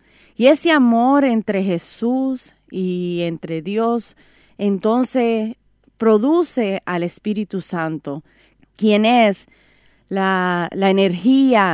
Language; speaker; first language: Spanish; native; Spanish